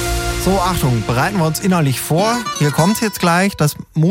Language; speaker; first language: German; native; German